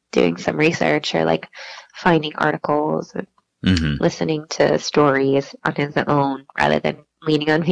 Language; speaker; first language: English; native; English